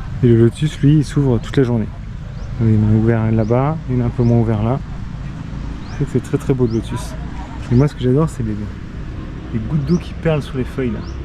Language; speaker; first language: French; native; French